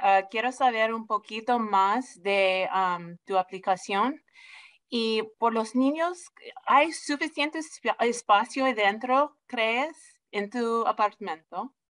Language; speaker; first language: Spanish; non-native, learner; English